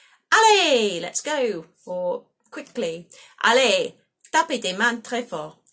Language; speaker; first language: French; non-native, fluent; English